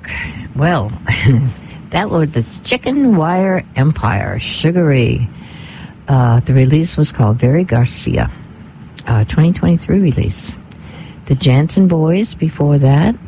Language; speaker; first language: English; native; English